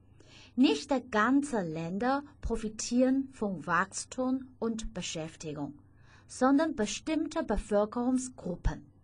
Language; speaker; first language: German; non-native, fluent; Chinese